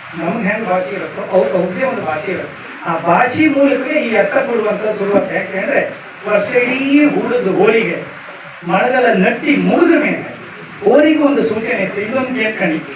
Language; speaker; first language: Kannada; native; Kannada